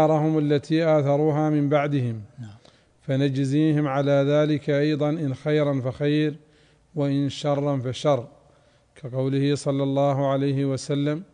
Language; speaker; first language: Arabic; native; Arabic